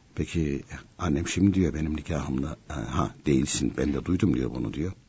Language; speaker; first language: Turkish; native; Turkish